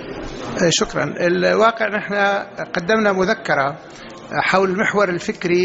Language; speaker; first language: Arabic; native; Arabic